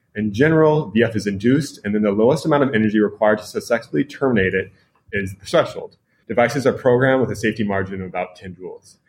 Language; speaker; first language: English; native; English